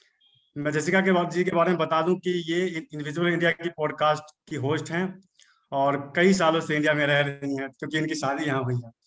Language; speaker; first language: Hindi; native; Hindi